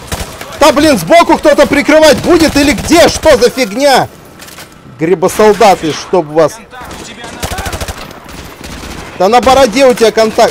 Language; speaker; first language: Russian; native; Russian